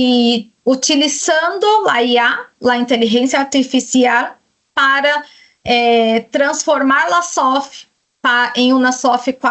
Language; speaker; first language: Spanish; non-native, fluent; Portuguese